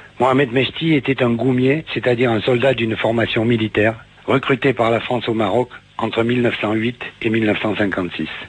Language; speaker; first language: French; native; French